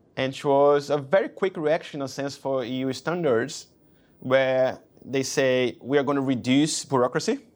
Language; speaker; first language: English; non-native, fluent; Portuguese